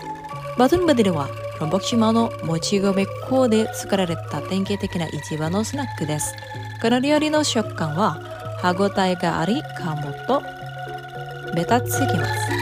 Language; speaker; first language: Japanese; non-native, fluent; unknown